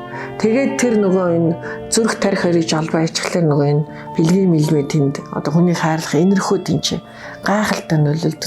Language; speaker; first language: Mongolian; native; Mongolian